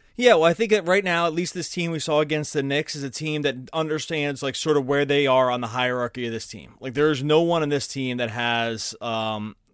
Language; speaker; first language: English; native; English